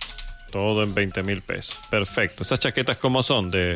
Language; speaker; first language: Spanish; native; Spanish